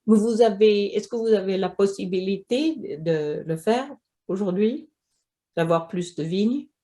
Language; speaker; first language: French; non-native, fluent; Swedish